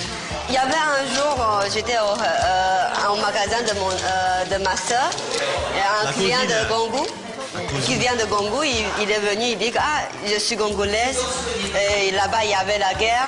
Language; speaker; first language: French; non-native, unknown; Chinese